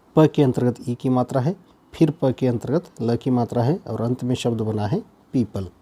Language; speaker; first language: Hindi; non-native, local second language; Kannada